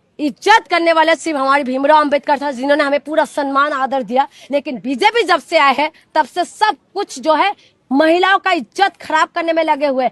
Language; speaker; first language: Hindi; non-native, local second language; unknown